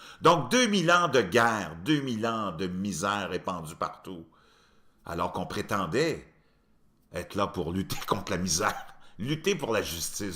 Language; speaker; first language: French; native; French